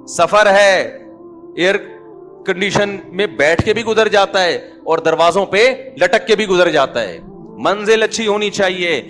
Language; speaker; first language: Urdu; native; Urdu